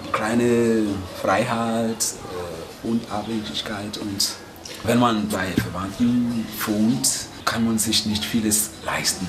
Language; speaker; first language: German; non-native, fluent; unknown